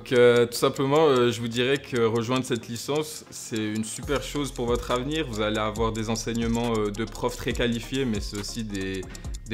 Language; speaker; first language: French; native; French